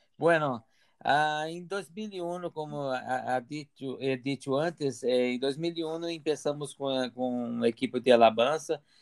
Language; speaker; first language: Spanish; non-native, learner; Portuguese